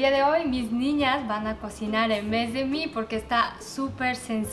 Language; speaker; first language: Spanish; non-native, fluent; Korean